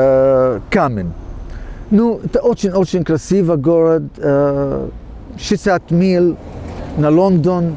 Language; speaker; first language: Ukrainian; non-native, learner; English